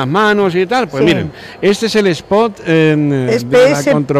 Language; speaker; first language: Spanish; native; Spanish